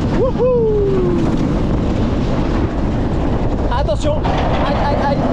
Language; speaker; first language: French; native; French